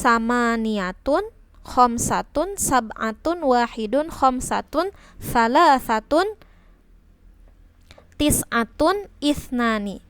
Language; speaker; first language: Arabic; non-native, learner; Indonesian